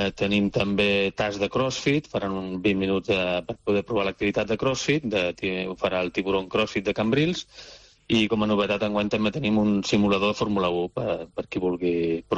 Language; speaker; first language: Catalan; native; Catalan